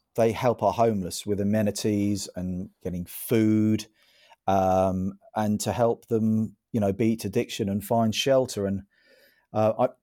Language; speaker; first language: English; native; English